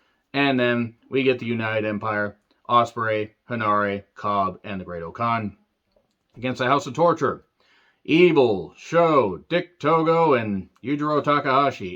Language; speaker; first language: English; native; English